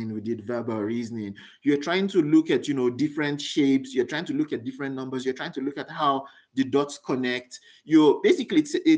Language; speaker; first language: English; non-native, local second language; Yoruba